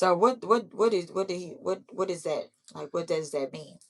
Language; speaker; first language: English; native; English